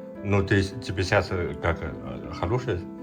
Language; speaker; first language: Russian; non-native, learner; Chinese